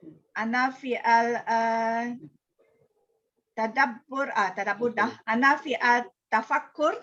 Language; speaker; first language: Arabic; non-native, learner; Malay